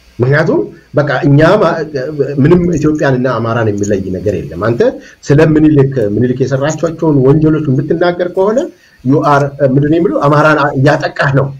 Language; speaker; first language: Amharic; non-native, local second language; Oromo